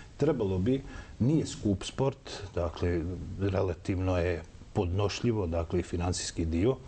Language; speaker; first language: Croatian; native; Croatian